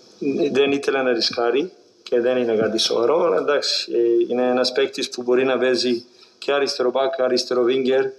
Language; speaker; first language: Greek; non-native, fluent; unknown